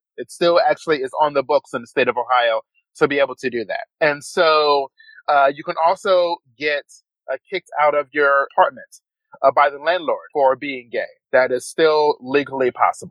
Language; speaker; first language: English; native; English